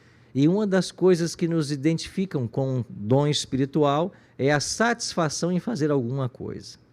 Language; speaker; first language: Portuguese; native; Portuguese